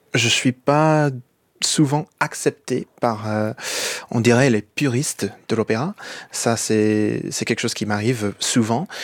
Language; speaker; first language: French; non-native, fluent; English